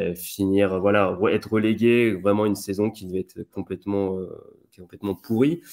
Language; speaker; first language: French; native; French